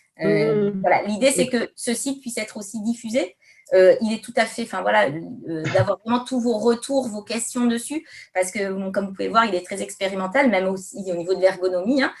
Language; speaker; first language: French; native; French